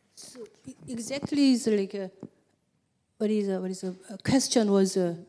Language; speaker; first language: English; non-native, learner; Korean